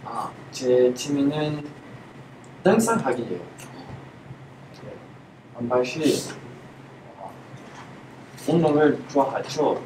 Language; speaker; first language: Korean; non-native, learner; French